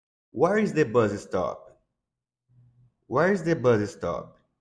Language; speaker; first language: English; non-native, fluent; Portuguese